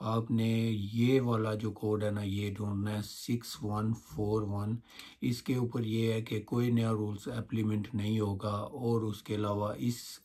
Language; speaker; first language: Urdu; non-native, local second language; Punjabi